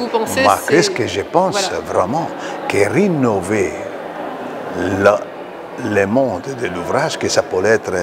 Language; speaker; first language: French; non-native, fluent; Italian